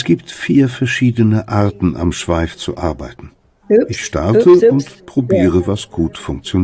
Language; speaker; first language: German; native; German